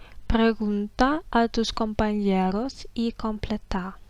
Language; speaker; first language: Spanish; non-native, fluent; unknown